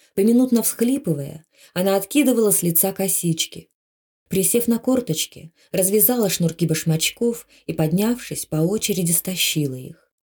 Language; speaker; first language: Russian; non-native, local second language; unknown